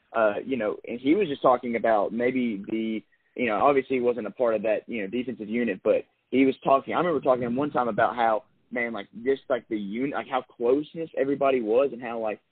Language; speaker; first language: English; native; English